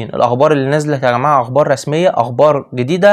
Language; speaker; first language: Arabic; native; Arabic